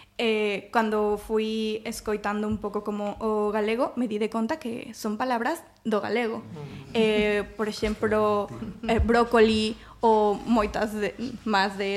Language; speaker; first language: Galician; non-native, learner; Spanish